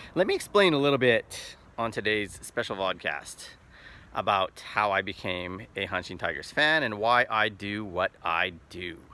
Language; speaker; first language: English; native; English